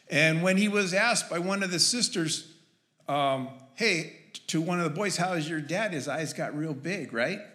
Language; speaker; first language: English; native; English